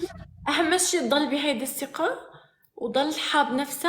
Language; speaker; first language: Arabic; native; Arabic